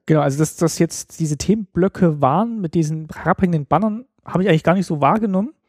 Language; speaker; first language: German; native; German